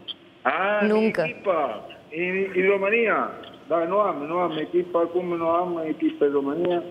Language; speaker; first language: Romanian; non-native, learner; Italian